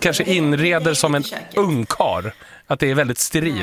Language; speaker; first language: Swedish; native; Swedish